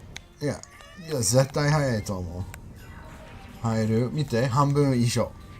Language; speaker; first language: Japanese; non-native, learner; English